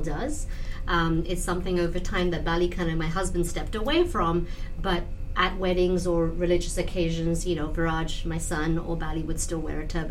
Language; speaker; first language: English; non-native, local second language; Punjabi